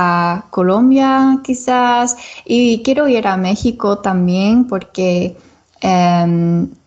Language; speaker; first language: Spanish; non-native, learner; English